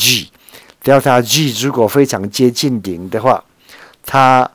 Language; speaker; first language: Chinese; native; Chinese